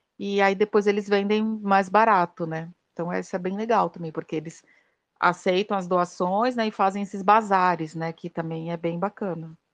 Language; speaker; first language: Portuguese; native; Portuguese